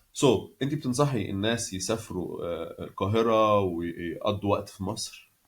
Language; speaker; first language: Arabic; native; Arabic